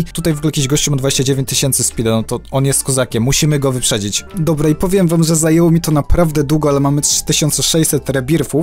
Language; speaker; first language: Polish; native; Polish